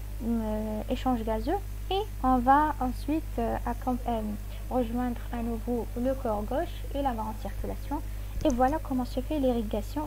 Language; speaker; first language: French; non-native, local second language; Arabic